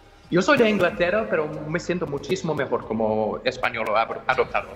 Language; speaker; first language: Spanish; non-native, fluent; English